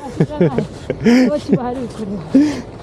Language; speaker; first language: Japanese; non-native, learner; Spanish